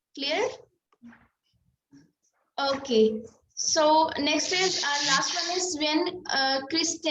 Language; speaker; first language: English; non-native, local second language; Hindi